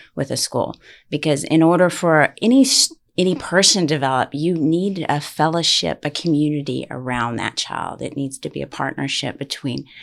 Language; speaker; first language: English; native; English